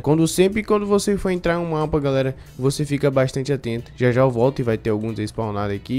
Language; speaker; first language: Portuguese; native; Portuguese